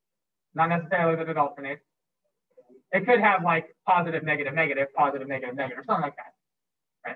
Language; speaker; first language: English; native; English